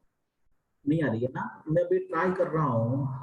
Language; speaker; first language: Hindi; non-native, local second language; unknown